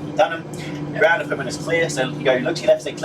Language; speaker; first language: English; native; English